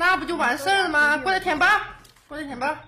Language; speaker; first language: Chinese; native; Chinese